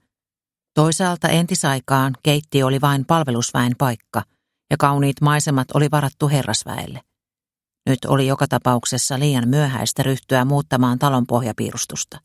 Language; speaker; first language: Finnish; native; Finnish